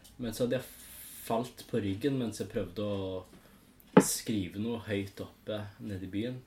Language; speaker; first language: Norwegian; non-native, fluent; English